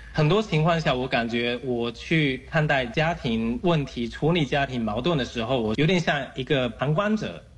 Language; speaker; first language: Chinese; native; Chinese